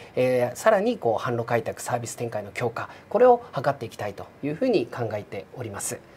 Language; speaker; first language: Japanese; native; Japanese